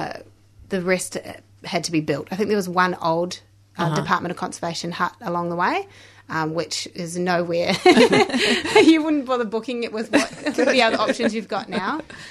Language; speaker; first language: English; native; English